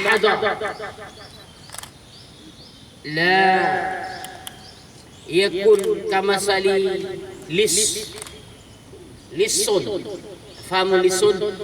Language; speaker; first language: Arabic; non-native, fluent; Indonesian